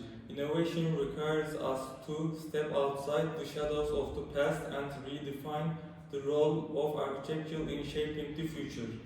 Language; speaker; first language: English; non-native, learner; Turkish